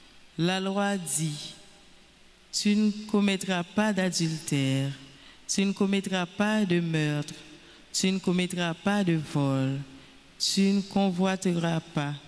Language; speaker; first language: French; non-native, local second language; Haitian Creole